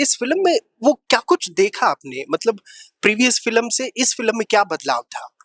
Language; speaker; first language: Hindi; non-native, local second language; Kannada